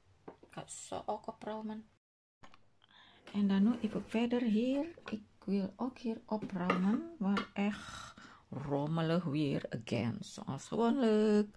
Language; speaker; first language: Dutch; non-native, learner; Indonesian